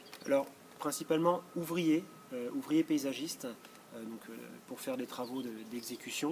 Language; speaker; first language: French; native; French